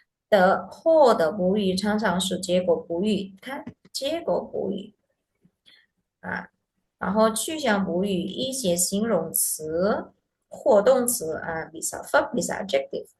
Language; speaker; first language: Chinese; non-native, fluent; Indonesian